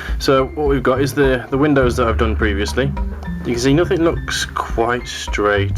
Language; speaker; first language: English; native; English